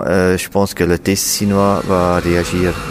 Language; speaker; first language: French; non-native, local second language; German